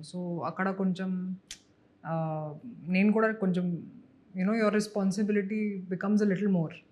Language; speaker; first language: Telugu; non-native, fluent; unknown